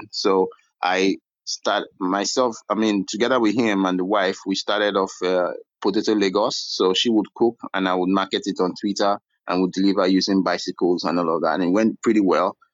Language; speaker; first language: English; non-native, local second language; Yoruba